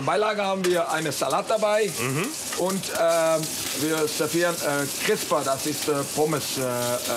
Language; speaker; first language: German; non-native, learner; Dutch